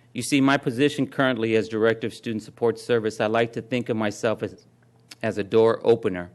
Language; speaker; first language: English; native; English